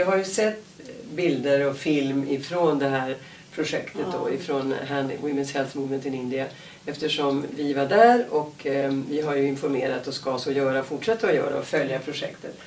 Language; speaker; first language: Swedish; native; Swedish